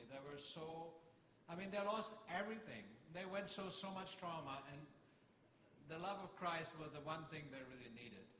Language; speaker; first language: English; non-native, fluent; German